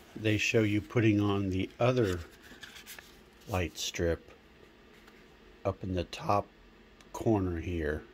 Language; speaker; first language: English; native; English